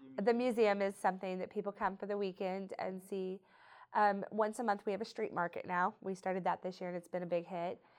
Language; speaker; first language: English; native; English